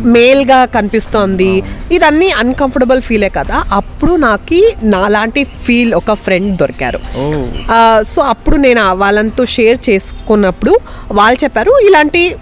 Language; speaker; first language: Telugu; non-native, local second language; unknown